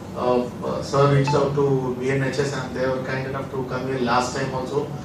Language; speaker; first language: English; non-native, local second language; Telugu